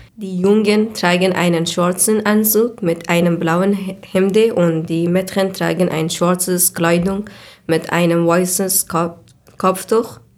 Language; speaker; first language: German; non-native, learner; Persian